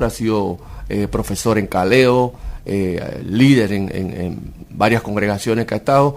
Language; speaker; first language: Spanish; native; Spanish